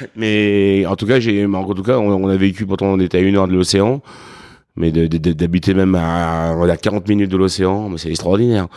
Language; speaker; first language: French; native; French